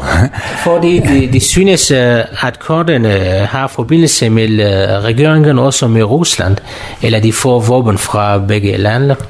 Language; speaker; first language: Danish; non-native, learner; Kurdish